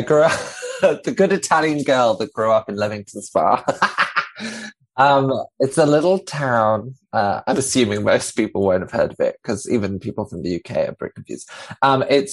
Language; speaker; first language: English; native; English